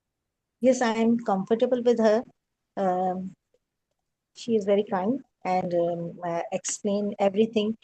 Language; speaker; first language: English; non-native, learner; Urdu